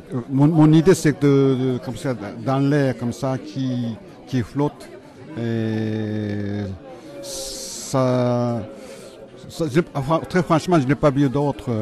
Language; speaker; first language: French; non-native, fluent; Japanese